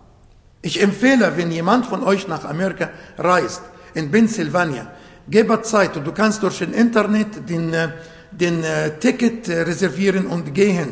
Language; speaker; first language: German; non-native, learner; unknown